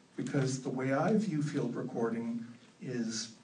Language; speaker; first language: English; native; English